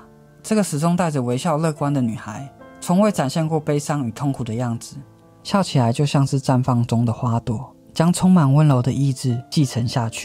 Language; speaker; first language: Chinese; native; Chinese